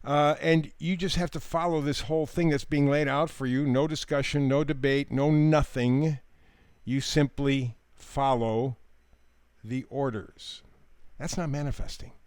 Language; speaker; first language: English; native; English